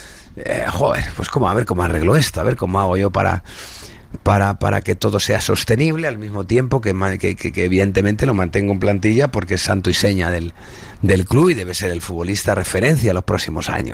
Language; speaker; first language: Spanish; native; Spanish